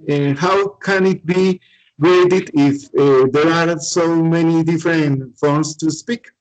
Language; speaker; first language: English; non-native, learner; Spanish